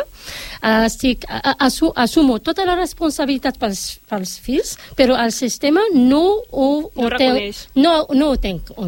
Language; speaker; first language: Catalan; non-native, fluent; Arabic